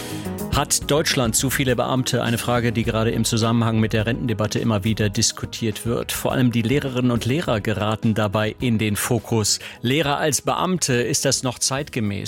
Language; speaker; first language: German; native; German